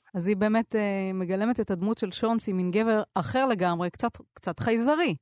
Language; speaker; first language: Hebrew; native; Hebrew